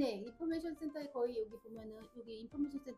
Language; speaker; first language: Korean; native; Korean